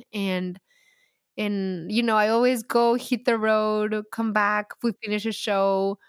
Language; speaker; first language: English; non-native, fluent; Spanish